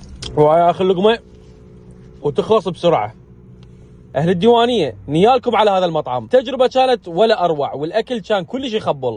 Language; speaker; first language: Arabic; native; Arabic